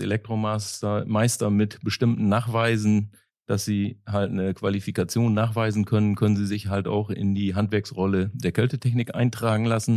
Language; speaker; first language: German; native; German